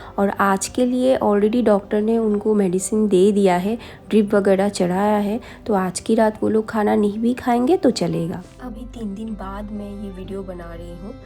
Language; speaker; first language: Hindi; non-native, local second language; Bangla